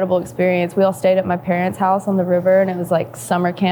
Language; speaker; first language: English; native; English